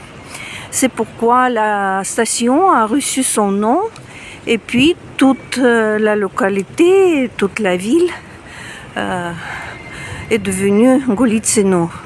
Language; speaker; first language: French; non-native, fluent; Russian